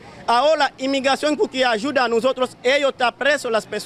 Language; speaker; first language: Spanish; non-native, learner; Haitian Creole